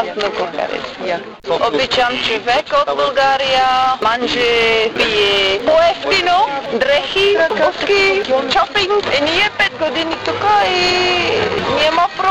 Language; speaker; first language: Bulgarian; non-native, learner; Dutch